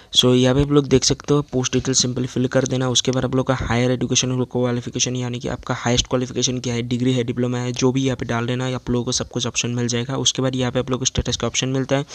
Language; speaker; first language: Hindi; non-native, local second language; Assamese